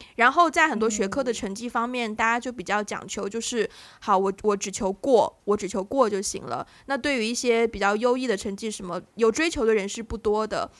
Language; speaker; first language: Chinese; native; Chinese